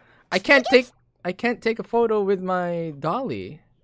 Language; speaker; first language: English; non-native, local second language; Filipino